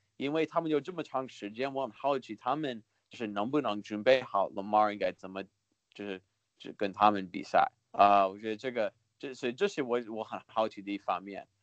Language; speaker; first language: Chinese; early bilingual, heritage; Chinese